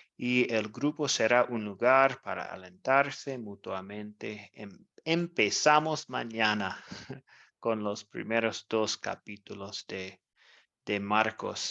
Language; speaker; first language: Spanish; non-native, fluent; English